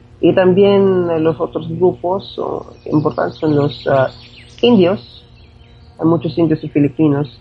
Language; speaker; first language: Spanish; non-native, fluent; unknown